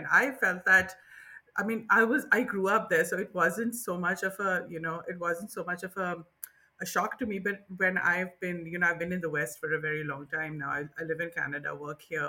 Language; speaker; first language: English; non-native, local second language; Bangla